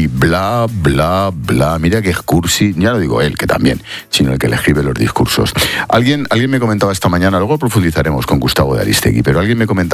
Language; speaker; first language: Spanish; native; Spanish